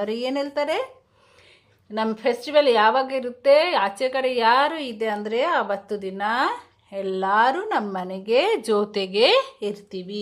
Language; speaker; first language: Kannada; non-native, local second language; Urdu